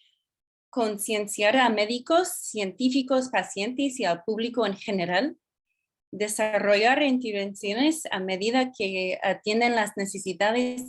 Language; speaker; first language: Spanish; non-native, fluent; English